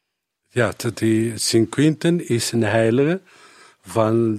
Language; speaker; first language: Dutch; non-native, learner; Spanish